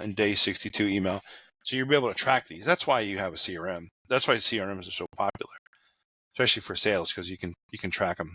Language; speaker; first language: English; native; English